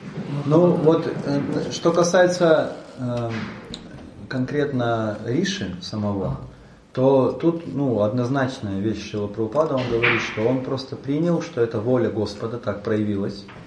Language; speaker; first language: Russian; native; Russian